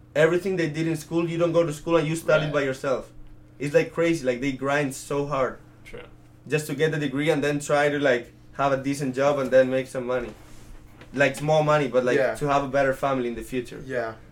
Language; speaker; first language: English; early bilingual, other home language; Italian